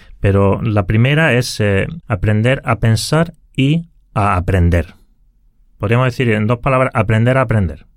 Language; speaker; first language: Spanish; native; Spanish